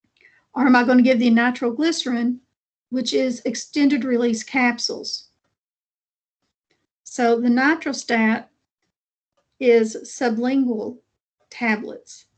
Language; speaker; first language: English; native; English